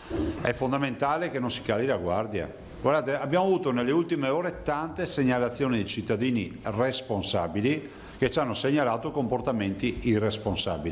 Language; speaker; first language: Italian; native; Italian